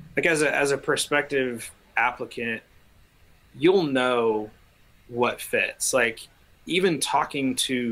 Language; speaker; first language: English; native; English